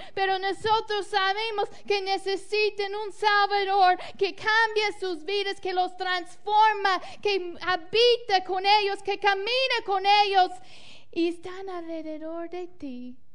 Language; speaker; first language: Spanish; non-native, fluent; English